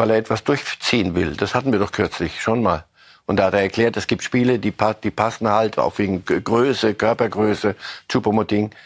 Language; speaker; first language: German; native; German